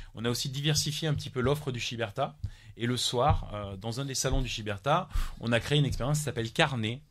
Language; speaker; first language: French; native; French